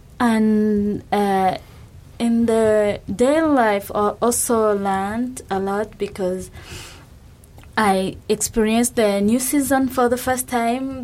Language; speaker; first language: English; non-native, local second language; Kinyarwanda